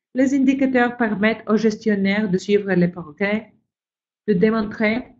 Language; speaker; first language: French; non-native, fluent; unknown